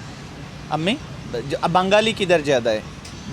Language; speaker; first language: Hindi; non-native, learner; Bangla